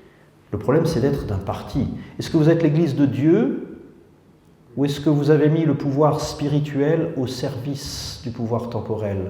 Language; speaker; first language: French; native; French